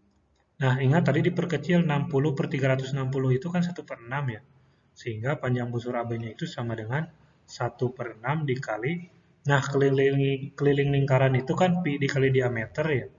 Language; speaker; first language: Indonesian; native; Indonesian